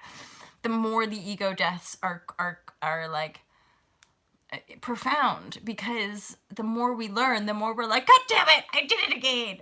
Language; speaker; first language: English; native; English